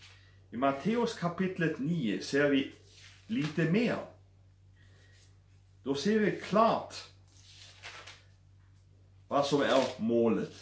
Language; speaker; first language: Swedish; non-native, fluent; German